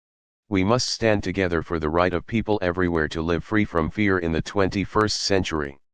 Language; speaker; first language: English; native; English